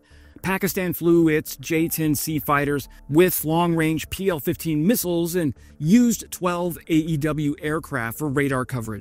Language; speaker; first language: English; native; English